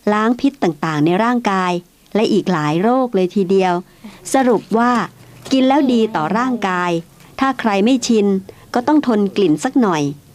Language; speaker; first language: Thai; native; Thai